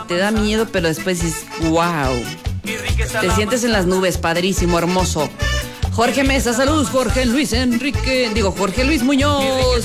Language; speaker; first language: Spanish; native; Spanish